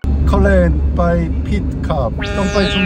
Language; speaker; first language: Thai; non-native, learner; Korean